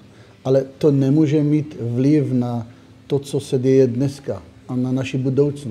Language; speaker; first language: Czech; non-native, learner; Hebrew